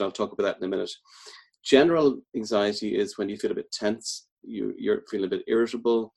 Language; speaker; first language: English; native; English